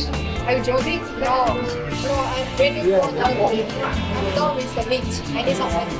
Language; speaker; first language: English; non-native, learner; Chinese